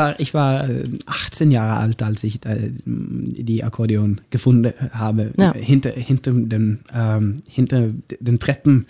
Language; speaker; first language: German; non-native, learner; Norwegian